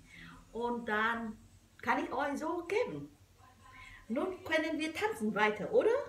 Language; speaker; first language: German; non-native, learner; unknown